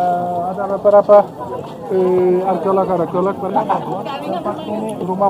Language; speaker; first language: Indonesian; non-native, fluent; Turkish